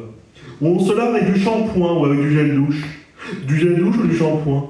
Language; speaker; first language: French; native; French